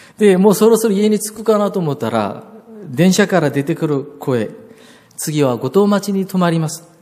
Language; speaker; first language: Japanese; non-native, fluent; Korean